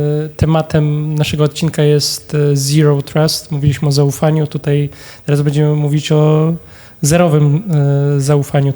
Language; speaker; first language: Polish; native; Polish